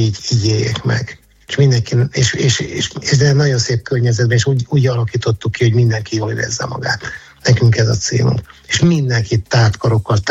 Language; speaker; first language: Hungarian; native; Hungarian